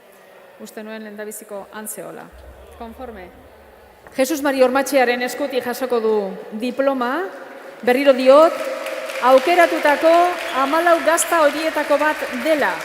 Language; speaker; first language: Basque; native; Basque